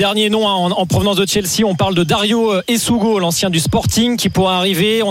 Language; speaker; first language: French; native; French